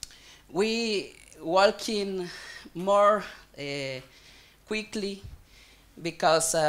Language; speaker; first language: English; non-native, learner; Spanish